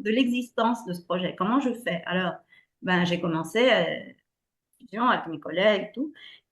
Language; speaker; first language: French; non-native, fluent; Spanish